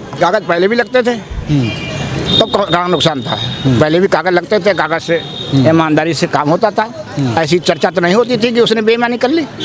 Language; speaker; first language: Hindi; native; Hindi